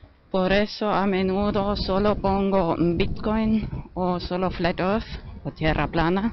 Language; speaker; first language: Spanish; non-native, fluent; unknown